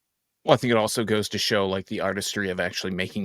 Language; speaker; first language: English; native; English